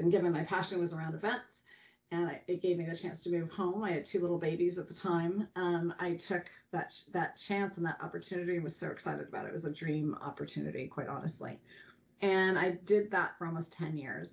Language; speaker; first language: English; native; English